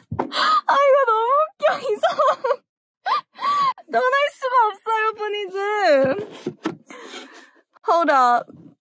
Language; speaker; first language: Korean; early bilingual, heritage; English